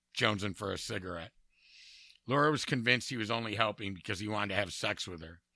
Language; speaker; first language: English; native; English